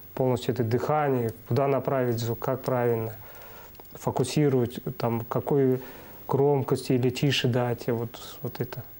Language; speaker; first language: Russian; non-native, local second language; Buriat